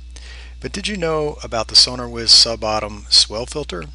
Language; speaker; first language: English; native; English